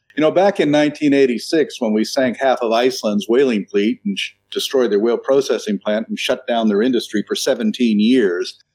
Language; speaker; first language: English; native; English